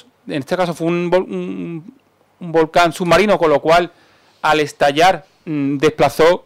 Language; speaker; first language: Spanish; native; Spanish